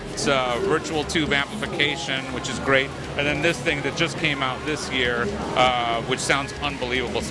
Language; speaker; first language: English; early bilingual, other home language; Spanish